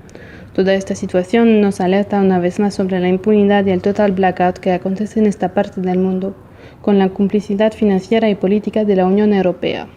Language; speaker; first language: Spanish; non-native, fluent; Portuguese